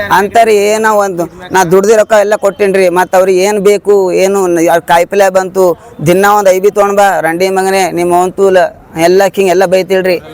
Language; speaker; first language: Kannada; native; Kannada